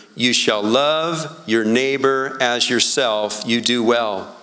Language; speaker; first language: English; native; English